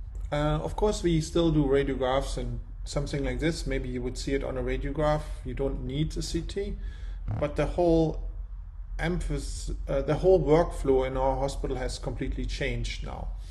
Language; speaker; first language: English; non-native, fluent; German